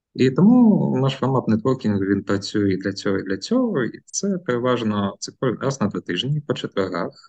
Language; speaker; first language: Ukrainian; non-native, local second language; Russian